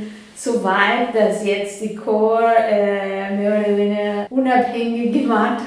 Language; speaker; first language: German; non-native, fluent; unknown